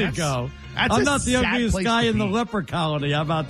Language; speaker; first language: English; native; English